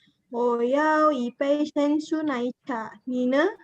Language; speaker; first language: Chinese; non-native, learner; Indonesian